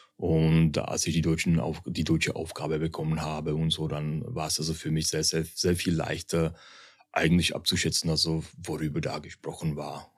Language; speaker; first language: German; early bilingual, heritage; Czech